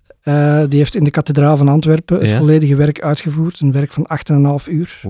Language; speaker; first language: Dutch; native; Dutch